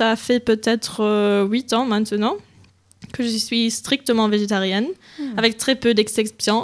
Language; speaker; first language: French; non-native, fluent; German